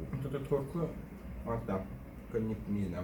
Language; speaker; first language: Russian; early bilingual, heritage; Russian